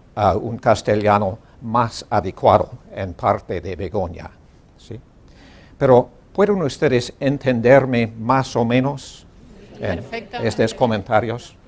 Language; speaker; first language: Spanish; non-native, learner; English